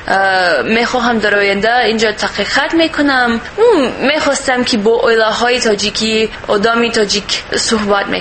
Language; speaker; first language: Persian; non-native, learner; English